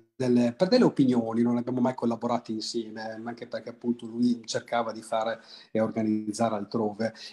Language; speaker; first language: Italian; native; Italian